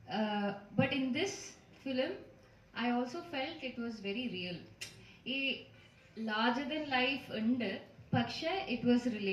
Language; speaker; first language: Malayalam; early bilingual, heritage; Malayalam